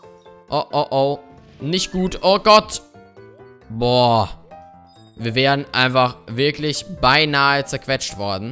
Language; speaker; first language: German; native; German